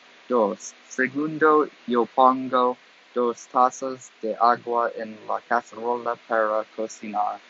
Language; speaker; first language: Spanish; non-native, learner; English